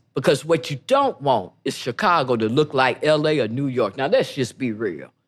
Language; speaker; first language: English; native; English